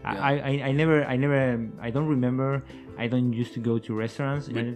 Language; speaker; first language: English; non-native, learner; Spanish